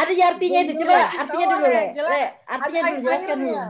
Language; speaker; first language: Indonesian; native; Indonesian